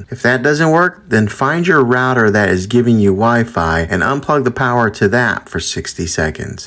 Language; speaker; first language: English; native; English